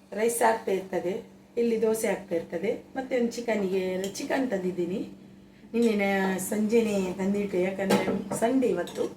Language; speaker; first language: Kannada; native; Kannada